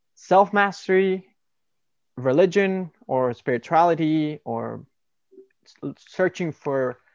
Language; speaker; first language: English; non-native, fluent; Spanish